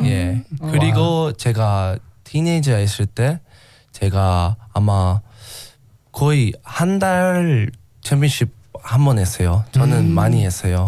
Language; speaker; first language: Korean; non-native, learner; English